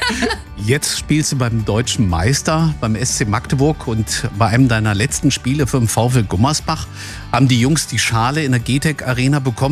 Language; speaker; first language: German; native; German